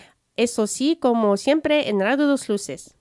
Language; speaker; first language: Spanish; native; Spanish